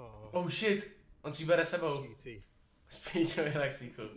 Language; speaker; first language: Czech; native; Czech